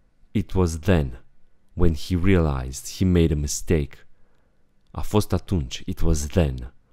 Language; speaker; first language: English; non-native, fluent; Romanian